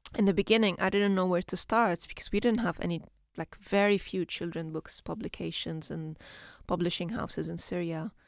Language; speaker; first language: English; non-native, fluent; Arabic